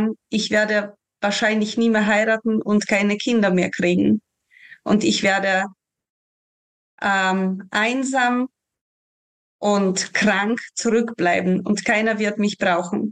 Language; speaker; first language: German; non-native, fluent; Ukrainian